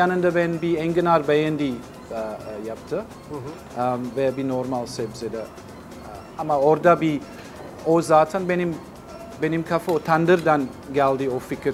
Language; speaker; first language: Turkish; non-native, learner; English